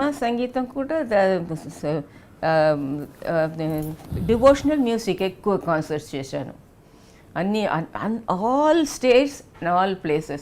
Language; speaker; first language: Telugu; non-native, local second language; Tamil